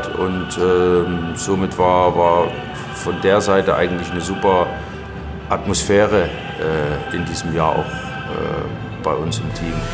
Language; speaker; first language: German; native; German